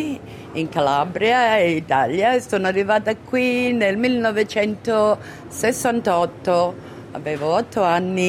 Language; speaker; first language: Italian; early bilingual, other home language; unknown